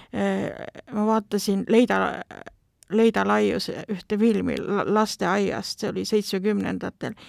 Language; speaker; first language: Estonian; native; Estonian